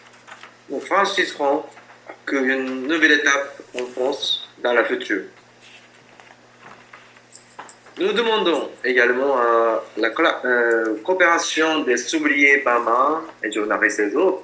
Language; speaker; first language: French; non-native, learner; Japanese